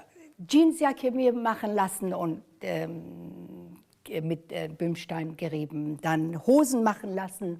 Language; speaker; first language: German; non-native, fluent; Persian